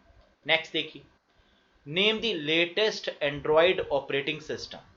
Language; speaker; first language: Hindi; native; Hindi